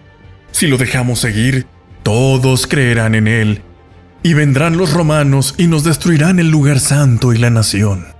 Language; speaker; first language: Spanish; native; Spanish